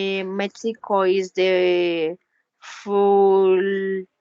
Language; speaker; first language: English; non-native, learner; Spanish